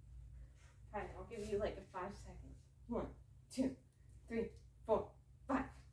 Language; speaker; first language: English; native; English